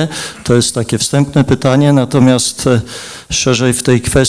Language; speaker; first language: Polish; native; Polish